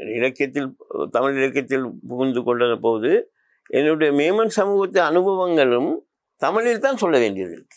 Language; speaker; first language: Tamil; non-native, local second language; Memoni